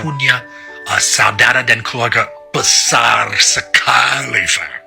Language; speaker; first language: Indonesian; non-native, learner; English